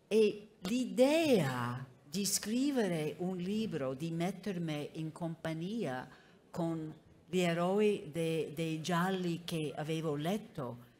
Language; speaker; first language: Italian; non-native, fluent; English